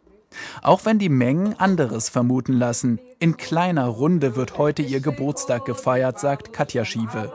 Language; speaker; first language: German; native; German